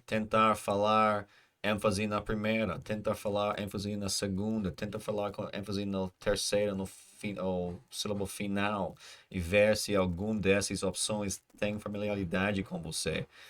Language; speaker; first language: Portuguese; non-native, learner; English